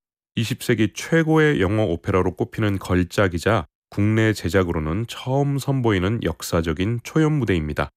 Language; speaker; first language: Korean; native; Korean